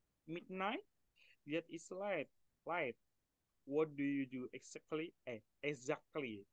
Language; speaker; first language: English; non-native, learner; Indonesian